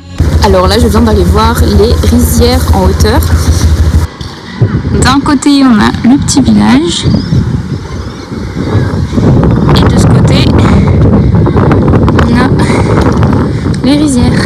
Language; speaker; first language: French; native; French